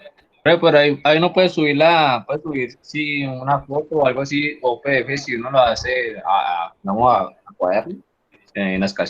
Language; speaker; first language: Spanish; native; Spanish